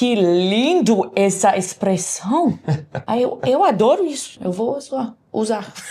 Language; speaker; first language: Portuguese; non-native, learner; English